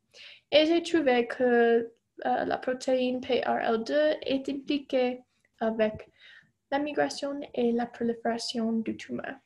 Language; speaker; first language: French; non-native, fluent; English